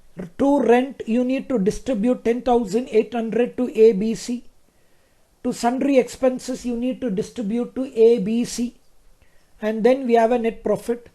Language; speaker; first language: English; non-native, local second language; Kannada